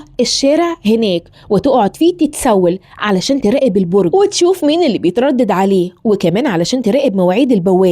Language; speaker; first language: Arabic; native; Arabic